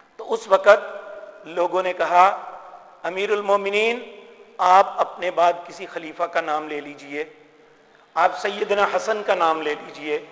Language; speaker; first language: Urdu; native; Urdu